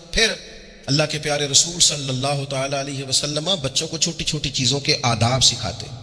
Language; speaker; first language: Urdu; non-native, local second language; Punjabi